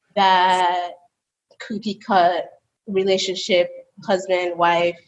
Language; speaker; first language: English; early bilingual, other home language; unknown